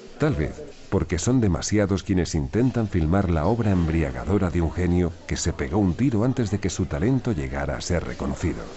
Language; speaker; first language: Spanish; native; Spanish